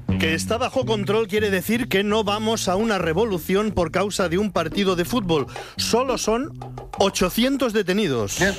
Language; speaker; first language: Spanish; native; Spanish